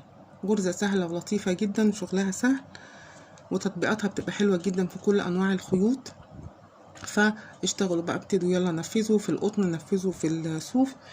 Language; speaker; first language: Arabic; native; Arabic